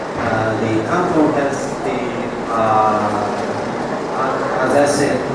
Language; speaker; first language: English; non-native, learner; Japanese